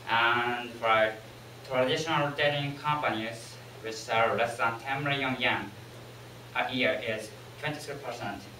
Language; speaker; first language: English; non-native, learner; Japanese